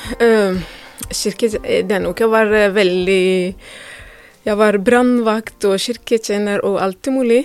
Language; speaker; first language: Norwegian; non-native, learner; Tigrinya